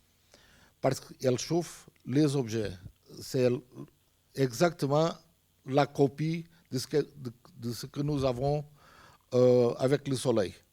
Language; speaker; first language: French; non-native, fluent; Portuguese